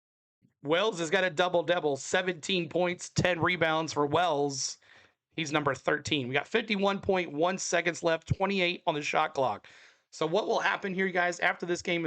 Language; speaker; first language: English; native; English